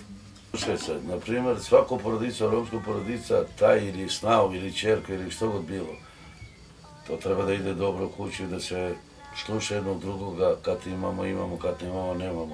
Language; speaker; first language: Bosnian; non-native, local second language; Romany